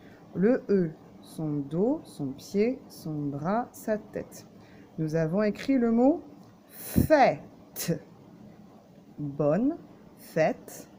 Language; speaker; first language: French; native; French